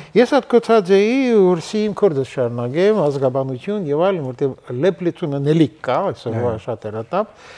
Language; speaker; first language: Armenian; early bilingual, heritage; Armenian